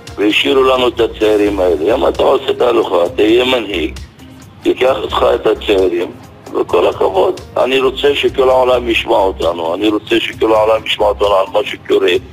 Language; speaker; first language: Hebrew; non-native, local second language; Arabic